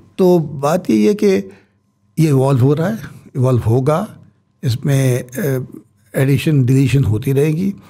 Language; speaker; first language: Urdu; native; Urdu